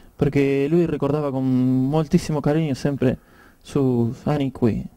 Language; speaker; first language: Italian; non-native, learner; Spanish